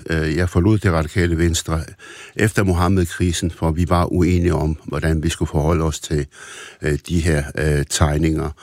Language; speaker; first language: Danish; early bilingual, other home language; Arabic